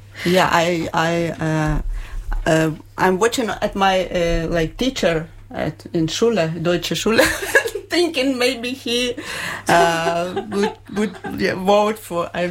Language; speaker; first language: English; non-native, fluent; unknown